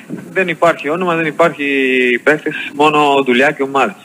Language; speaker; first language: Greek; non-native, learner; Spanish